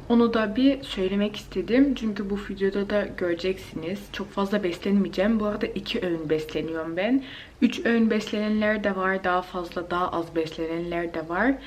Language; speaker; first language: Turkish; early bilingual, heritage; Turkish